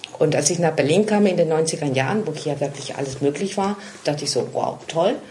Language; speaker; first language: German; non-native, fluent; Spanish